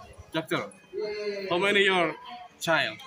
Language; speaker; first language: English; non-native, learner; Indonesian